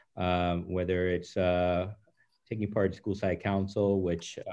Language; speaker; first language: English; early bilingual, other home language; Spanish